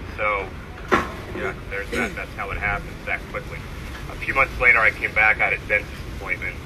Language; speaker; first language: English; native; English